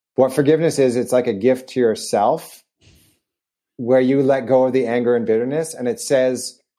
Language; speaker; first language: English; native; English